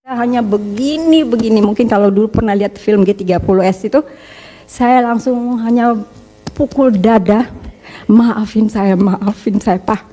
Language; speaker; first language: Indonesian; early bilingual, heritage; Indonesian